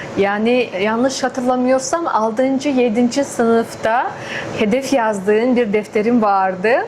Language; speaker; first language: Turkish; non-native, fluent; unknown